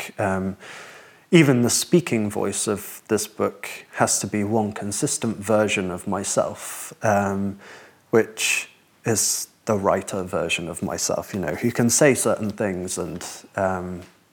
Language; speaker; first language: English; native; English